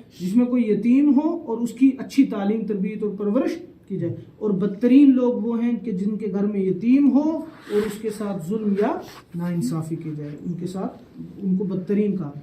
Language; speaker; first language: Urdu; non-native, local second language; Saraiki